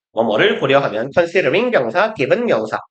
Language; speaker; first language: Korean; native; Korean